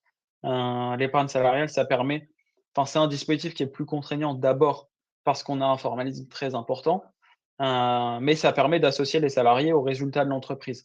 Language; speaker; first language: French; native; French